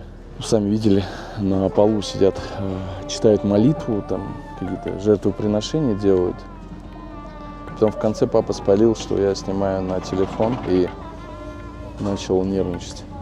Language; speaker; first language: Russian; native; Russian